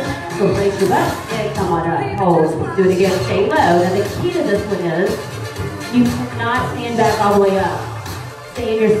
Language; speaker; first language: English; native; English